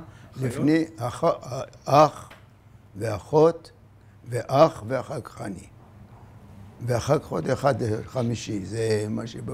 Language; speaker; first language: Hebrew; non-native, fluent; Arabic